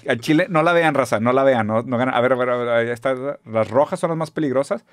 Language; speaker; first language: Spanish; non-native, fluent; German